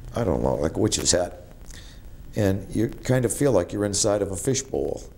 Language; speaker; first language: English; native; English